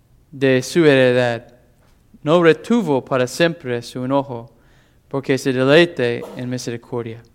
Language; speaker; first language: Spanish; non-native, fluent; English